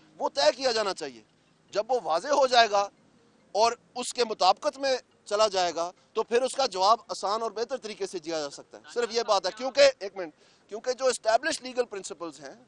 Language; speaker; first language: Urdu; non-native, local second language; Punjabi